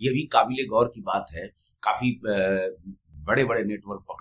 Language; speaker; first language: Hindi; native; Hindi